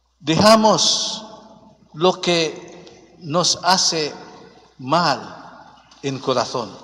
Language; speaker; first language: Spanish; non-native, fluent; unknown